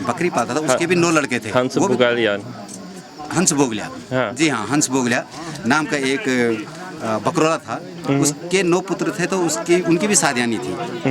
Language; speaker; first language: Hindi; native; Hindi